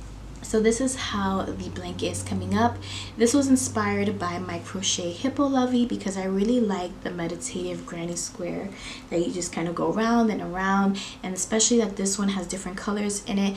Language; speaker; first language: English; native; English